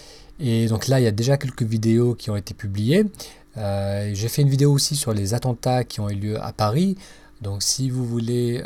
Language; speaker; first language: French; native; French